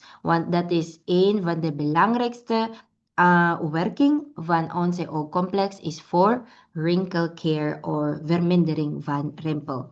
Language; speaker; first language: Dutch; non-native, learner; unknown